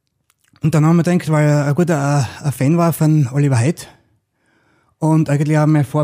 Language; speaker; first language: German; native; German